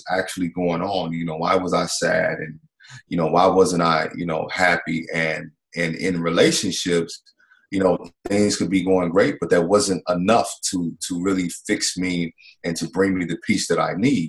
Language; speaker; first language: English; native; English